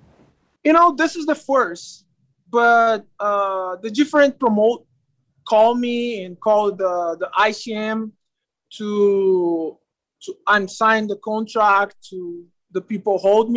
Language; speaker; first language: English; non-native, learner; Portuguese